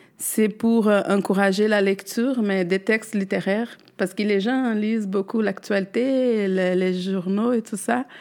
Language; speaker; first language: French; non-native, fluent; Portuguese